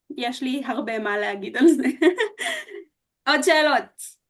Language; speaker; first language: Hebrew; native; Hebrew